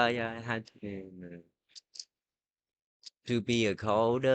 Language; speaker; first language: English; non-native, learner; Vietnamese